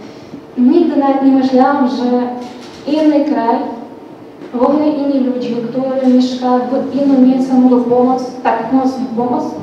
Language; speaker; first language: Polish; non-native, learner; Ukrainian